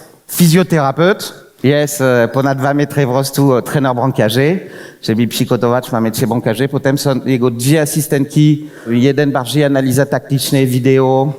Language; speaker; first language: Polish; non-native, fluent; French